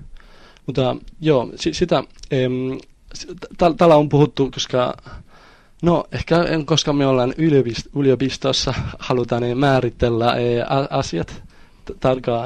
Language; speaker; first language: Finnish; non-native, fluent; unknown